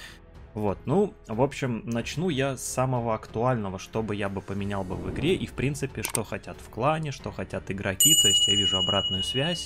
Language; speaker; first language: Russian; native; Russian